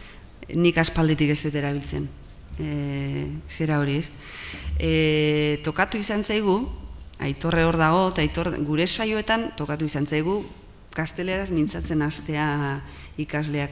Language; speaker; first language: Basque; native; Basque